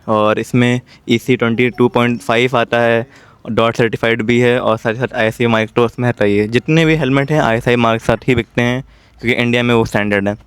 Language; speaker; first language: Hindi; native; Hindi